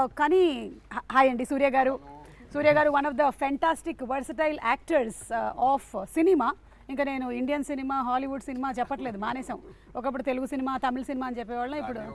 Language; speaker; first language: Telugu; native; Telugu